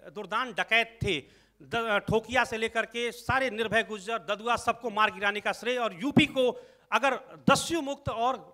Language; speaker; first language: Hindi; native; Hindi